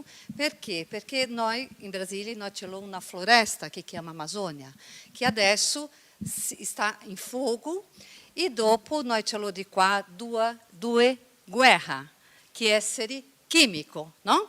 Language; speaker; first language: Italian; non-native, learner; Portuguese